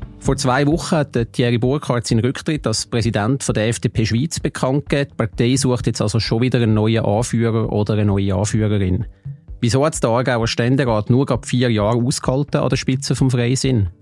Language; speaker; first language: German; native; German